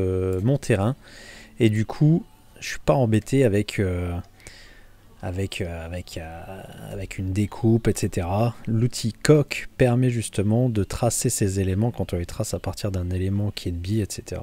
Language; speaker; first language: French; native; French